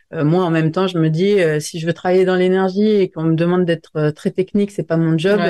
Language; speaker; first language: French; native; French